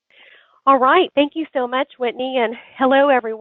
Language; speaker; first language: English; native; English